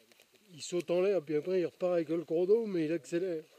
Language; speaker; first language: French; native; French